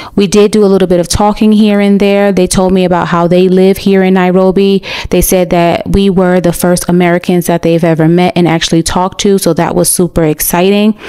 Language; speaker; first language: English; native; English